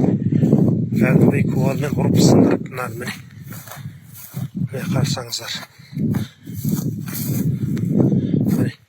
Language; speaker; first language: Kazakh; native; Kazakh